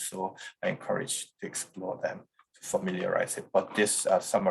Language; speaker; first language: English; non-native, fluent; Korean